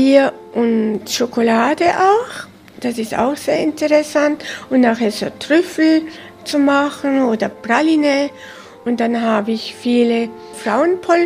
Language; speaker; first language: German; early bilingual, heritage; German